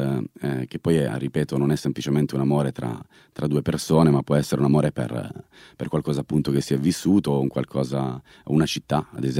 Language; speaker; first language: Italian; native; Italian